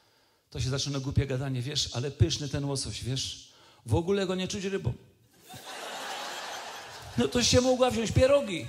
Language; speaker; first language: Polish; native; Polish